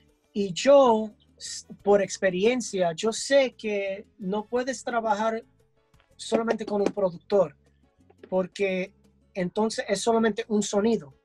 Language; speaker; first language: Spanish; early bilingual, heritage; English